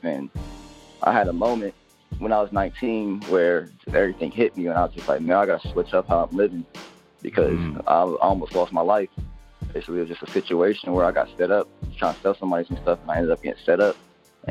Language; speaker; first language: English; native; English